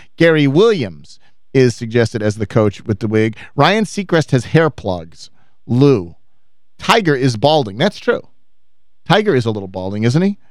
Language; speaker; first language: English; native; English